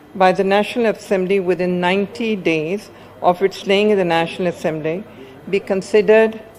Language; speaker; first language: English; non-native, local second language; Urdu